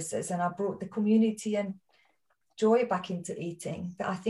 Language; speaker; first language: English; non-native, fluent; German